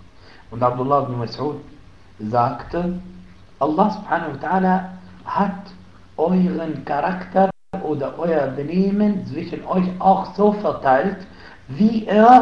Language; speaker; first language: German; non-native, fluent; Arabic